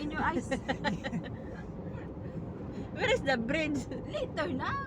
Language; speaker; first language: English; non-native, learner; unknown